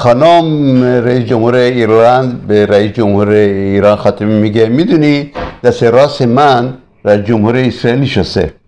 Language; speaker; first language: Persian; early bilingual, other home language; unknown